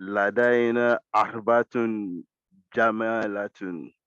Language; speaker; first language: Arabic; non-native, learner; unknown